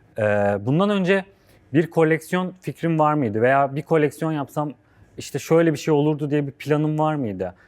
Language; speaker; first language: Turkish; native; Turkish